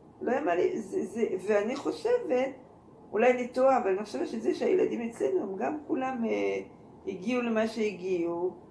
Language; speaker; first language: Hebrew; non-native, fluent; French